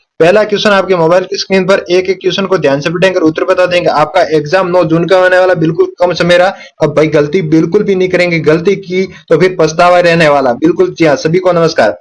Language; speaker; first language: Hindi; native; Hindi